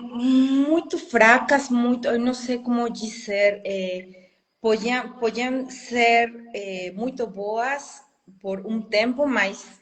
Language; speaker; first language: Portuguese; non-native, fluent; Spanish